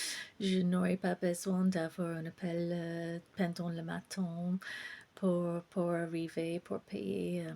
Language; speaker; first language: French; non-native, fluent; English